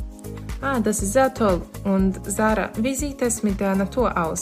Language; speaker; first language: German; non-native, learner; Bosnian